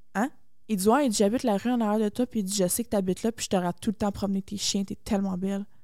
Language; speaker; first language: French; native; French